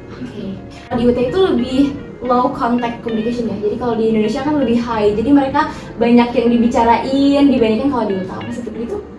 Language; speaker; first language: Indonesian; native; Indonesian